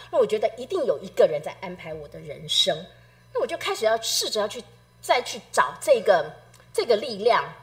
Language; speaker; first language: Chinese; native; Chinese